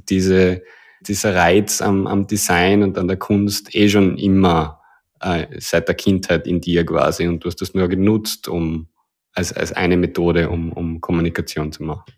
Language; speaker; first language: German; native; German